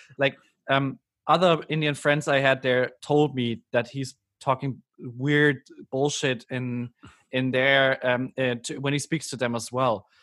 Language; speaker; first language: English; non-native, fluent; German